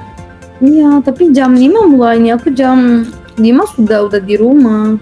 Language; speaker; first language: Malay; non-native, fluent; Turkish